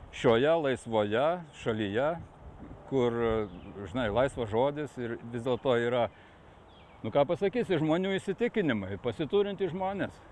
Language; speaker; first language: Lithuanian; native; Lithuanian